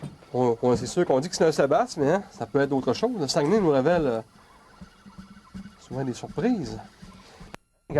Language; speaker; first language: French; native; French